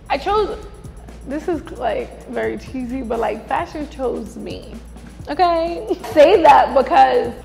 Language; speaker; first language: English; native; English